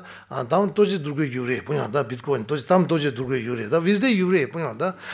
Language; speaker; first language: Russian; non-native, learner; Tibetan